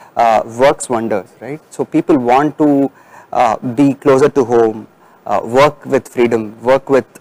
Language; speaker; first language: English; non-native, local second language; Tamil